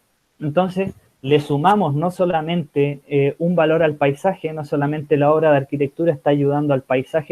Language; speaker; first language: Spanish; native; Spanish